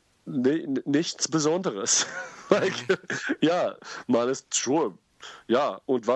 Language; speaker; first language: German; non-native, learner; English